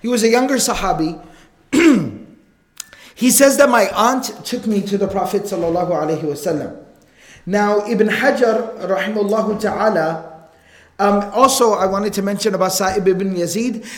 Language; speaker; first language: English; native; English